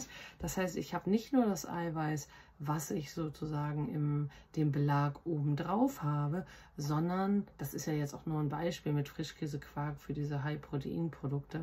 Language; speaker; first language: German; native; German